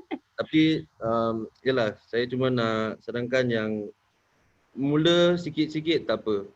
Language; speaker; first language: Malay; native; Malay